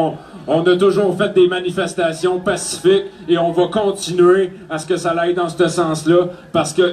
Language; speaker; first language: French; native; French